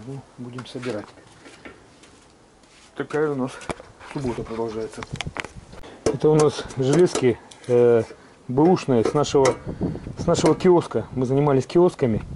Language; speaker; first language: Russian; native; Russian